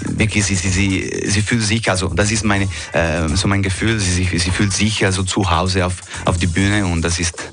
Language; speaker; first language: German; non-native, local second language; Italian